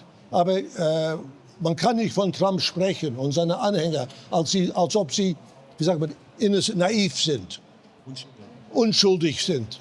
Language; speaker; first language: German; non-native, fluent; English